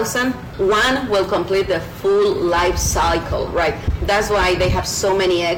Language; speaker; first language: English; non-native, fluent; Quechua